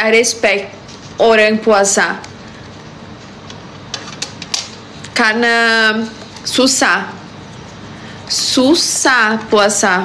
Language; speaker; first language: Indonesian; non-native, learner; Portuguese